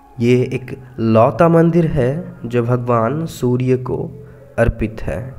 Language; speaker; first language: Hindi; non-native, local second language; Bangla